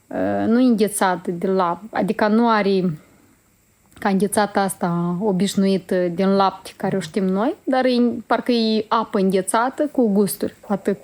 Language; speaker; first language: Romanian; native; Romanian